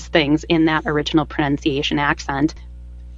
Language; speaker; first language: English; native; English